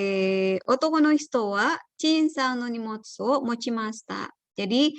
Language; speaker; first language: Japanese; non-native, fluent; Indonesian